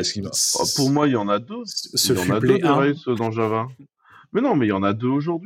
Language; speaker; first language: French; native; French